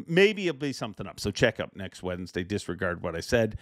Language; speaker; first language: English; native; English